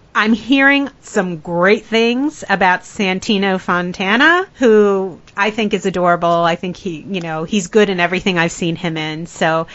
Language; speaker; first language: English; native; English